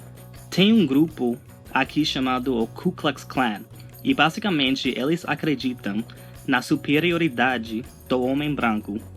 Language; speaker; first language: Portuguese; non-native, fluent; English